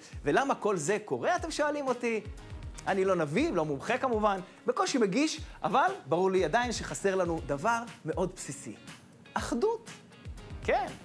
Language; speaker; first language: Hebrew; native; Hebrew